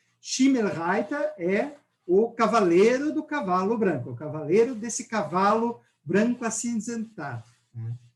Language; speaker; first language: Portuguese; native; Portuguese